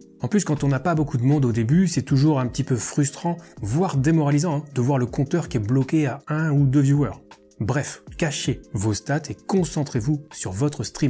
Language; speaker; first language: French; native; French